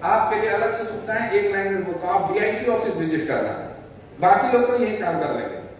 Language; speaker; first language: Hindi; native; Hindi